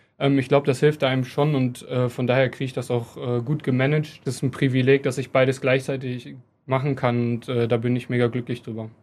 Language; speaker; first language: German; native; German